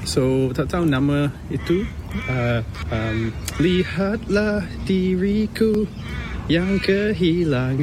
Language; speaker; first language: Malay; early bilingual, heritage; English